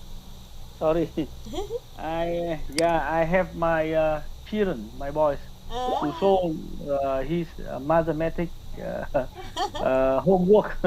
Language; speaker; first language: English; non-native, learner; Vietnamese